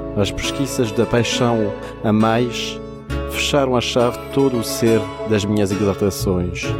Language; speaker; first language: French; non-native, fluent; Portuguese